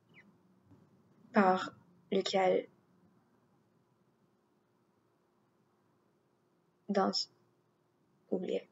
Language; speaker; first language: French; non-native, learner; English